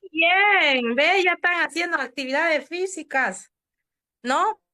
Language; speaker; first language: Spanish; native; Spanish